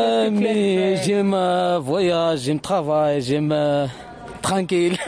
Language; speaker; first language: French; non-native, learner; Arabic